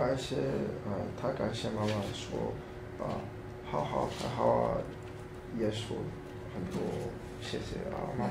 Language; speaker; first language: Chinese; non-native, learner; English